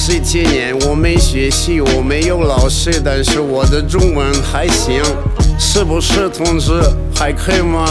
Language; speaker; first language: Chinese; non-native, learner; Russian